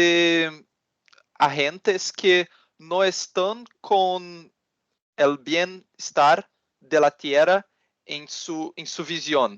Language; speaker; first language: Spanish; non-native, learner; Portuguese